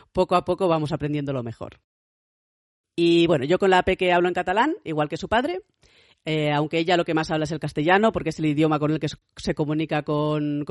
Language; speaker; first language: Spanish; native; Spanish